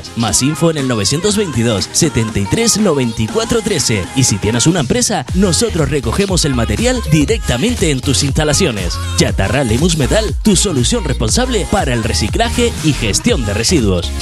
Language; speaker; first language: Spanish; native; Spanish